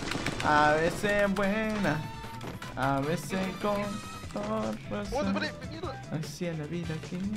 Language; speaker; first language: Spanish; native; Spanish